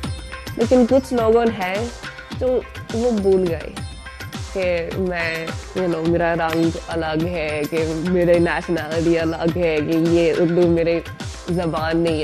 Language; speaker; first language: Hindi; non-native, learner; English